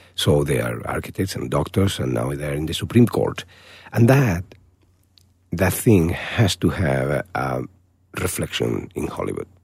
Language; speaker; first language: English; non-native, fluent; Spanish